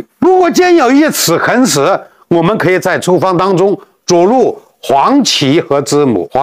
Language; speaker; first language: Chinese; native; Chinese